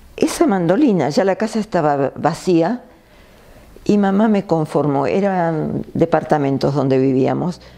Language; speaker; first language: Spanish; native; Spanish